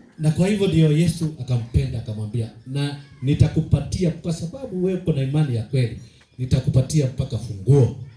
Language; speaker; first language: Swahili; non-native, local second language; Kikuyu